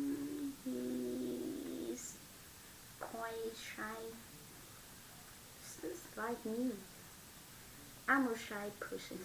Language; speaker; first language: English; non-native, learner; Vietnamese